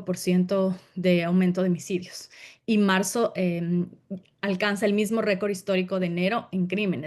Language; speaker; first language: Spanish; native; Spanish